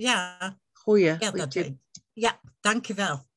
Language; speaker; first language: Dutch; non-native, fluent; English